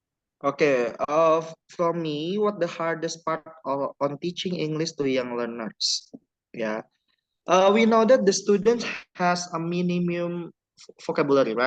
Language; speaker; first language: English; non-native, learner; Indonesian